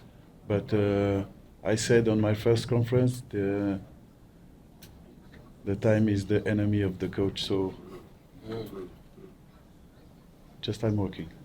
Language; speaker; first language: English; non-native, learner; French